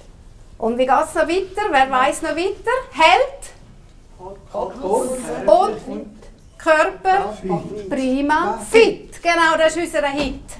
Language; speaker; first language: German; native; German